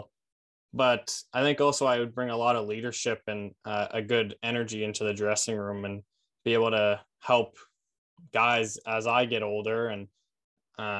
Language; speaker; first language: English; native; English